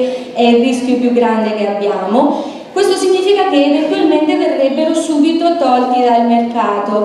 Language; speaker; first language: Italian; native; Italian